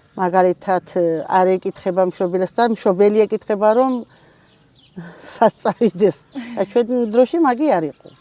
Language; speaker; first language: Georgian; native; Georgian